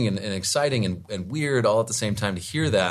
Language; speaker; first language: English; native; English